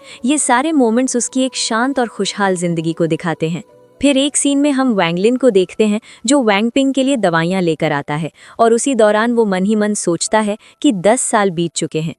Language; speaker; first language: Hindi; native; Hindi